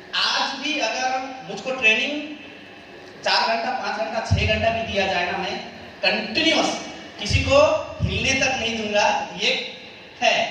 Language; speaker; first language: Hindi; non-native, local second language; Nepali